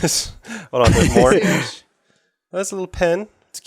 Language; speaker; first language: English; native; English